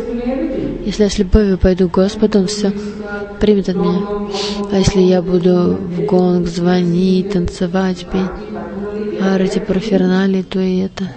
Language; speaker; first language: Russian; non-native, learner; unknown